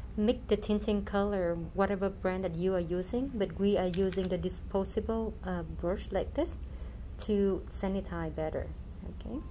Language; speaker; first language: English; non-native, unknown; Vietnamese